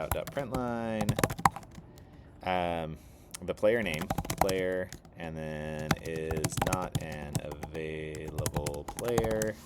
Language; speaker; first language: English; native; English